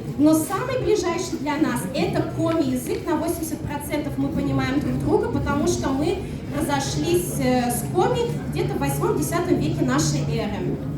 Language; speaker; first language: Russian; non-native, local second language; Udmurt